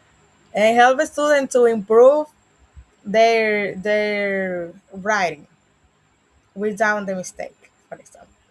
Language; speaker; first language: English; non-native, learner; Spanish